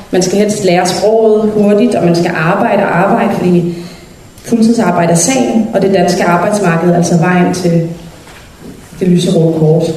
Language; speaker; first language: Danish; early bilingual, other home language; Somali